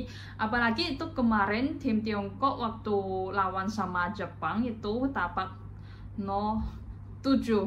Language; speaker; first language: Indonesian; non-native, fluent; Chinese